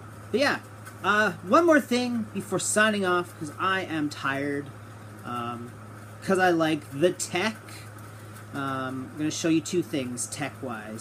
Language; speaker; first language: English; native; English